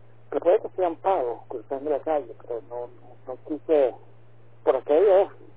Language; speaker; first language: Spanish; native; Spanish